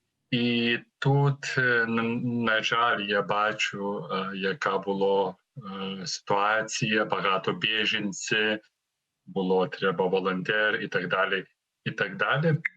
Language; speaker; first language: Ukrainian; non-native, learner; Lithuanian